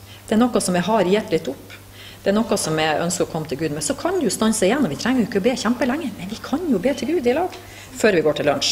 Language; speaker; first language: Norwegian; native; Norwegian